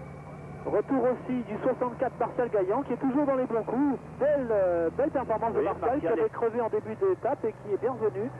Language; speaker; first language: French; native; French